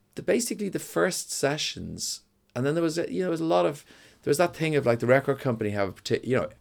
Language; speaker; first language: English; native; English